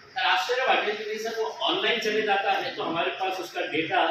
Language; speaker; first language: Hindi; non-native, local second language; Marathi